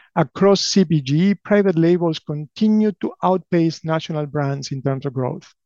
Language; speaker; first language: English; non-native, fluent; Spanish